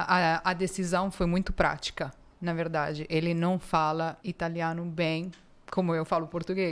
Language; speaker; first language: Portuguese; non-native, fluent; Italian